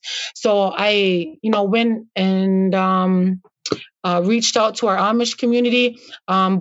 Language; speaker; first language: English; native; English